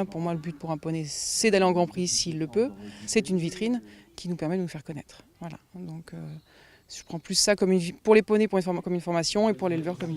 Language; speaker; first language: French; native; French